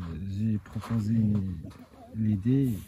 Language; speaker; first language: French; non-native, local second language; Arabic